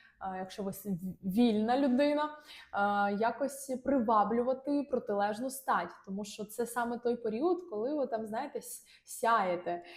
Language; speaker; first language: Ukrainian; non-native, local second language; Russian